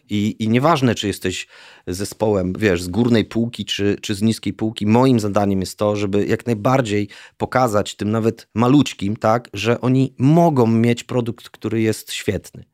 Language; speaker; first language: Polish; native; Polish